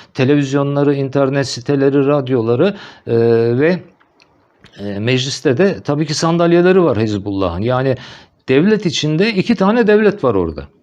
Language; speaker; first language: Turkish; native; Turkish